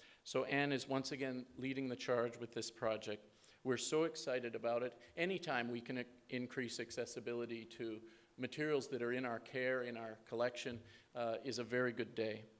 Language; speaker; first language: English; native; English